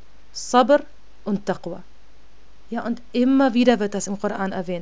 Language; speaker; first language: German; native; German